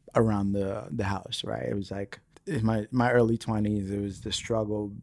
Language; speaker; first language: English; early bilingual, other home language; Spanish